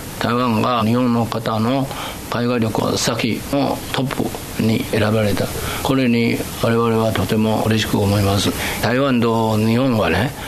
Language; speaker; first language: Japanese; non-native, fluent; Chinese